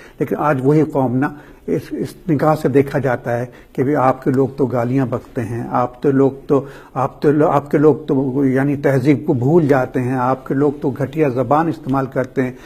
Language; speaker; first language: Urdu; native; Urdu